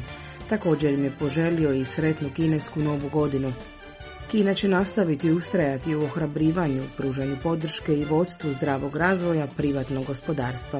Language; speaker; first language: Croatian; native; Croatian